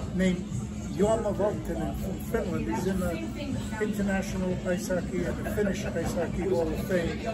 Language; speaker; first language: English; native; English